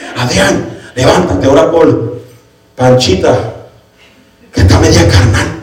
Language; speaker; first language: Spanish; early bilingual, heritage; Spanish